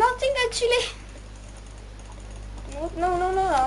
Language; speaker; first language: English; non-native, learner; Estonian